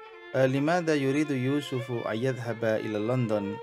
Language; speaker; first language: Arabic; non-native, fluent; Indonesian